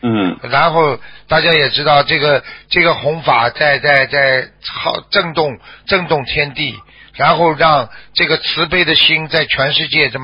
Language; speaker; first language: Chinese; native; Chinese